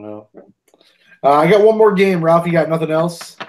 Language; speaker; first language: English; native; English